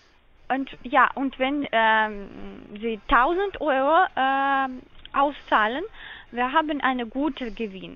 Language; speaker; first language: German; non-native, learner; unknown